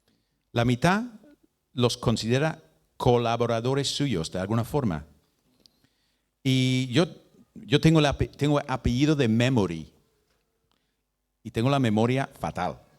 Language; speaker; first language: Spanish; non-native, fluent; English